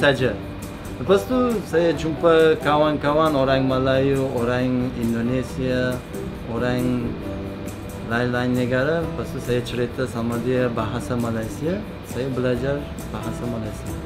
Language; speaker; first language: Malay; non-native, learner; Uzbek